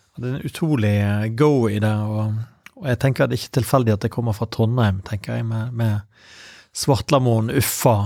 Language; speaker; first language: Norwegian; native; Norwegian